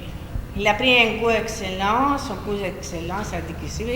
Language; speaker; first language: French; non-native, fluent; Greek